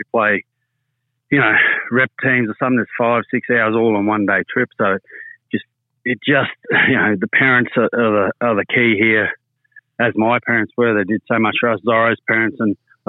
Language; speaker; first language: English; native; English